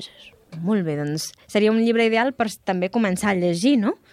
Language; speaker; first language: Catalan; native; Catalan